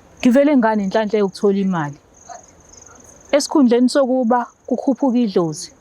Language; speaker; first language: Zulu; native; Zulu